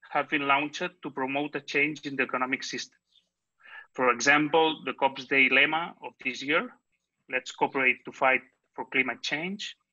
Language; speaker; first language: English; non-native, fluent; Catalan